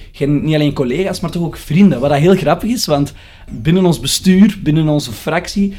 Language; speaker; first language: Dutch; non-native, local second language; Arabic